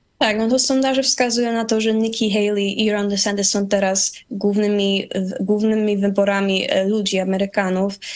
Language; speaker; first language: Polish; early bilingual, heritage; Polish